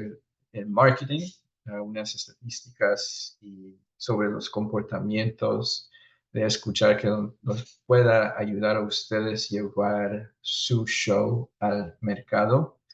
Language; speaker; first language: Spanish; early bilingual, heritage; Spanish